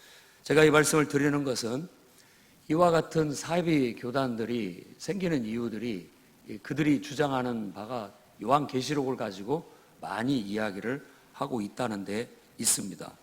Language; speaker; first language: Korean; native; Korean